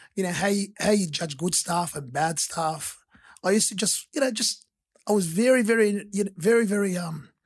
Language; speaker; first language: English; early bilingual, other home language; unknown